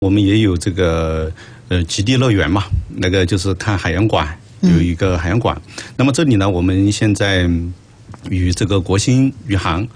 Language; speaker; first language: Chinese; native; Chinese